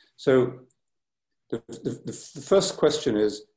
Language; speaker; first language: English; native; English